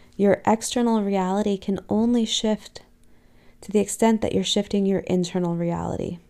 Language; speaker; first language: English; native; English